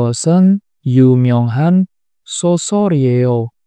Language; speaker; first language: Korean; non-native, fluent; Indonesian